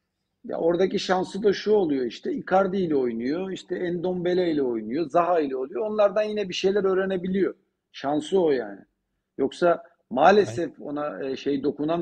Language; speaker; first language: Turkish; native; Turkish